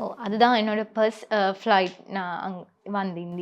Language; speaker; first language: Tamil; non-native, local second language; Sinhala